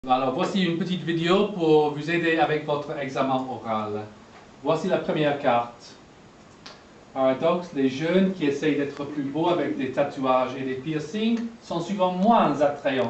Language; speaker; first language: French; non-native, fluent; English